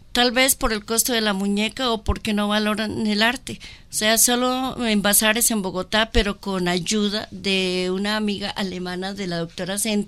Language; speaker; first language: Spanish; native; Spanish